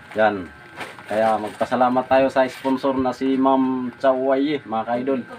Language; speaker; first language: Filipino; non-native, local second language; Hiligaynon